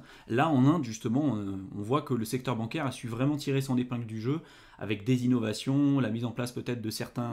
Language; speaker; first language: French; native; French